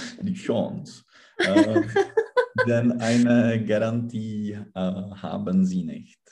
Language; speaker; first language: German; non-native, learner; Czech